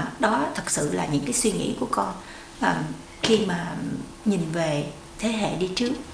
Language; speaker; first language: Vietnamese; native; Vietnamese